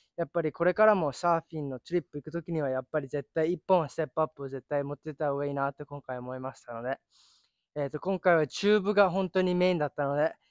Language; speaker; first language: Japanese; early bilingual, other home language; English